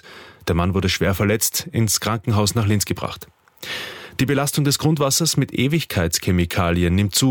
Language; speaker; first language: German; native; German